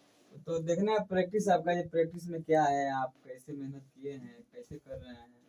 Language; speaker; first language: Hindi; non-native, local second language; Bhojpuri